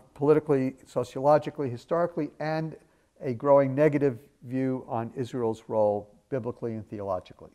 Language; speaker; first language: English; native; English